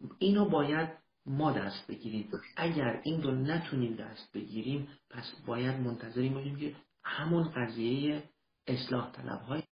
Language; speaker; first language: Persian; early bilingual, heritage; Persian